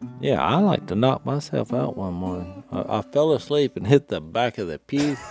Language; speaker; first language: English; native; English